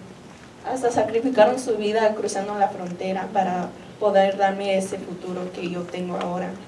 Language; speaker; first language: Spanish; early bilingual, heritage; Spanish